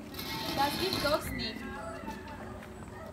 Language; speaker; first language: German; non-native, learner; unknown